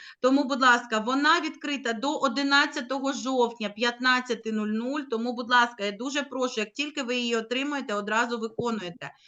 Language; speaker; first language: Ukrainian; native; Ukrainian